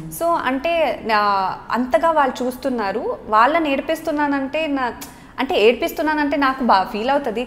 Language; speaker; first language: Telugu; non-native, local second language; Kannada